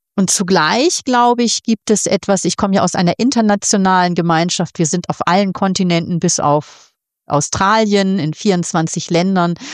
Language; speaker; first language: German; native; German